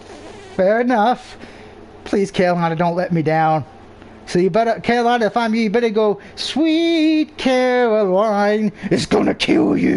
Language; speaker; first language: English; native; English